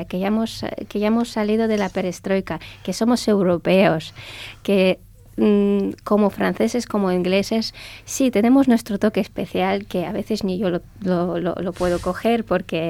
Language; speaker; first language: Spanish; non-native, fluent; Russian